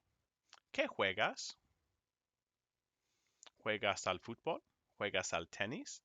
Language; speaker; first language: Spanish; non-native, fluent; English